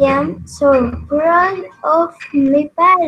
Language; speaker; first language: English; non-native, learner; Spanish